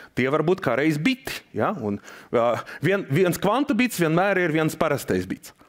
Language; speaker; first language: Latvian; non-native, local second language; Russian